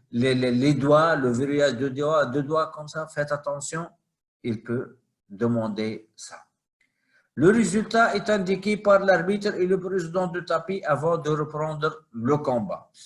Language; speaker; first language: French; non-native, fluent; Arabic